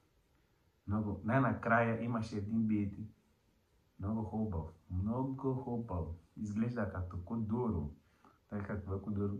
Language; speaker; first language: Bulgarian; non-native, learner; Portuguese